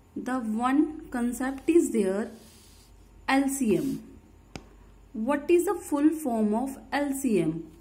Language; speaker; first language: English; non-native, local second language; Hindi